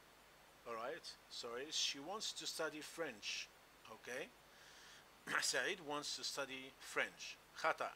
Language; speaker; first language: English; non-native, local second language; Arabic